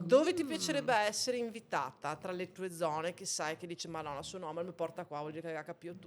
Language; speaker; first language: Italian; native; Italian